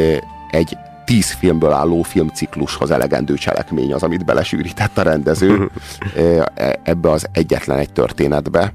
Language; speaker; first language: Hungarian; native; Hungarian